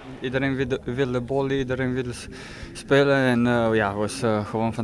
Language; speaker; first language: Dutch; non-native, learner; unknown